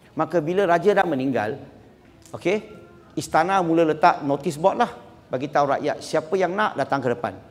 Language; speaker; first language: Malay; non-native, local second language; Chinese